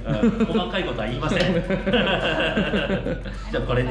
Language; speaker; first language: Japanese; native; Japanese